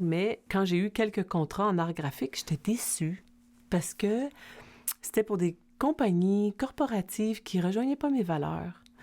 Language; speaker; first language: French; native; French